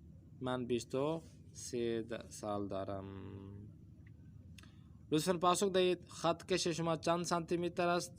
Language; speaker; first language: Persian; non-native, fluent; Urdu